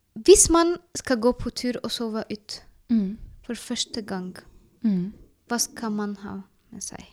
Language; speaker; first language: Norwegian; non-native, learner; Arabic